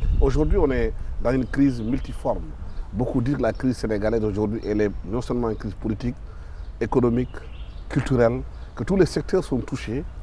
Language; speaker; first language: French; non-native, local second language; Wolof